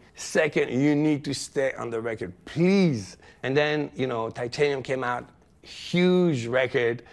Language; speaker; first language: English; non-native, fluent; French